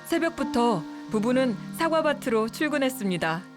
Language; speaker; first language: Korean; native; Korean